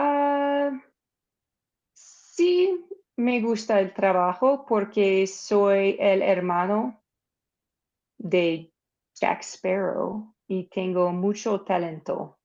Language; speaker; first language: Spanish; non-native, learner; English